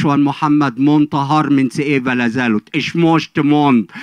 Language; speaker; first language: Hungarian; non-native, fluent; Arabic